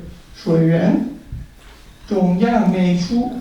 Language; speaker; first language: Chinese; non-native, fluent; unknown